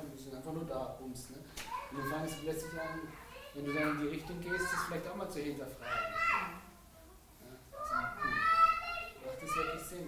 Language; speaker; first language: German; native; German